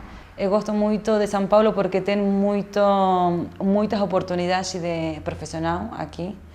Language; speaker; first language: Portuguese; non-native, fluent; Spanish